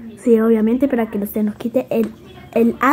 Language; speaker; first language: Spanish; native; Spanish